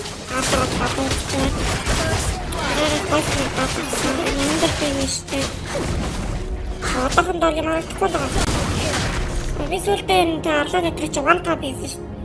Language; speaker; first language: Mongolian; native; Mongolian